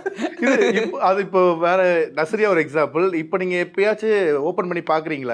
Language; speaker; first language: Tamil; native; Tamil